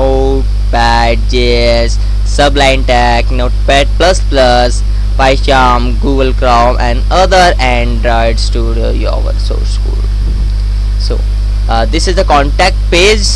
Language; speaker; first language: English; non-native, learner; Hindi